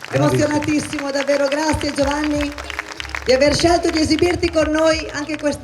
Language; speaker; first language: Italian; native; Italian